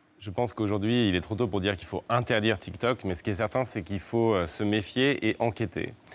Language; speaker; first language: French; native; French